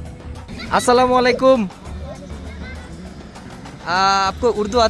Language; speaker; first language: Hindi; non-native, learner; Bangla